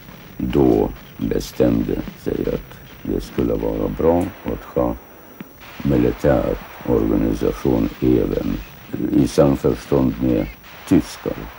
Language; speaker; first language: Swedish; non-native, fluent; Lithuanian